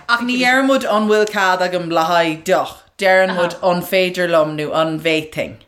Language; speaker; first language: Irish; non-native, local second language; English